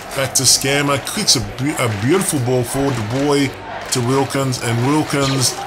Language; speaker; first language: English; native; English